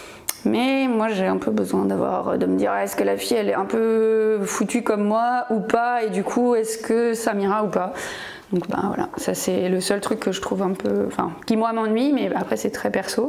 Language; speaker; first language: French; native; French